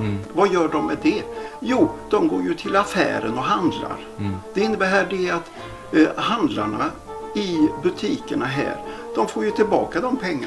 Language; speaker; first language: Swedish; native; Swedish